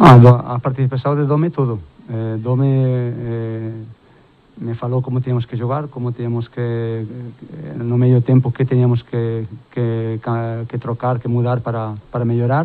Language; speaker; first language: Portuguese; non-native, fluent; Spanish